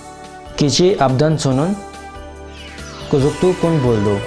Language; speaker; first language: Kyrgyz; non-native, learner; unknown